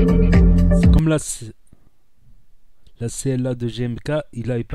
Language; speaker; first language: French; native; French